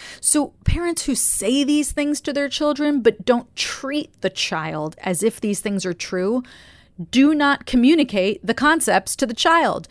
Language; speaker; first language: English; native; English